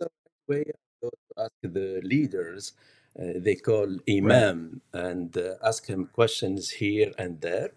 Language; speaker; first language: English; non-native, learner; Arabic